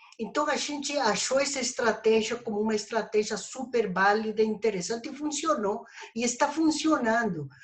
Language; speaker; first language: Portuguese; non-native, fluent; Spanish